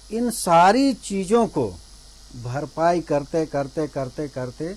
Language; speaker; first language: Hindi; native; Hindi